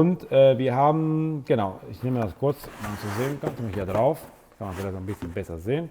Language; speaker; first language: German; non-native, fluent; Italian